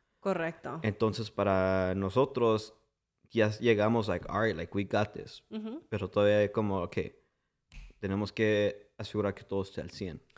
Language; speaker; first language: Spanish; early bilingual, heritage; English